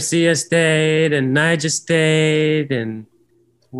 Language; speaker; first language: English; non-native, fluent; Latvian